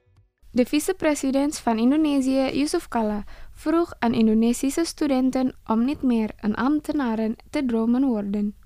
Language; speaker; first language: Dutch; non-native, fluent; Indonesian